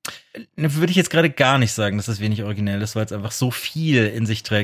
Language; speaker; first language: German; native; German